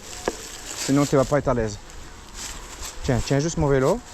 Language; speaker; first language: French; native; French